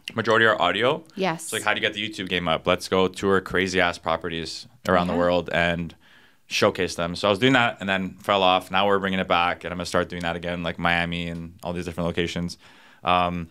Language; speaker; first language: English; native; English